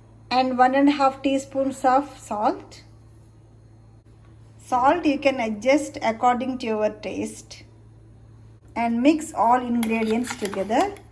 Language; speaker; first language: English; non-native, local second language; Telugu